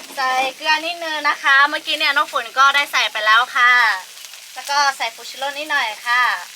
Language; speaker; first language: Thai; non-native, local second language; Lahu